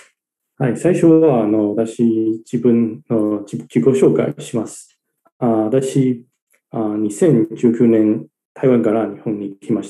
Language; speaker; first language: Japanese; non-native, learner; Chinese